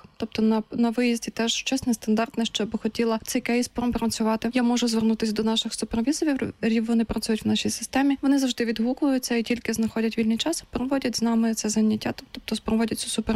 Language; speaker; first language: Ukrainian; native; Ukrainian